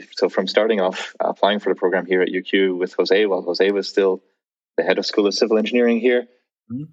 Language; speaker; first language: English; native; English